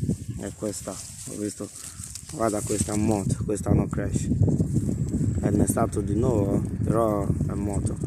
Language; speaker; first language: Italian; non-native, learner; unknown